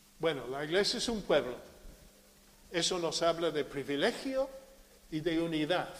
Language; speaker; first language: Spanish; non-native, fluent; English